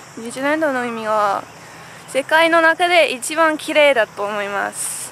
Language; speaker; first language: Japanese; non-native, fluent; English